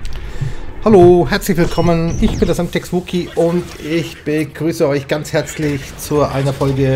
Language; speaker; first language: German; native; German